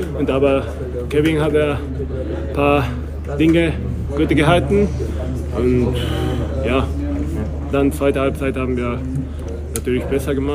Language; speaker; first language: German; non-native, learner; Japanese